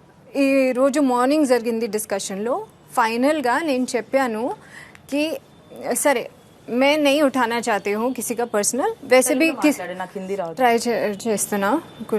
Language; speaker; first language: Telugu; non-native, learner; Hindi